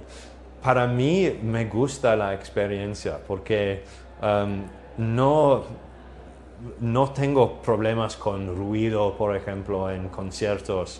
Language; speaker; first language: Spanish; non-native, learner; English